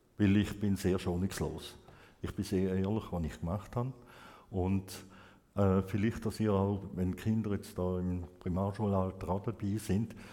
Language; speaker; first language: German; native; German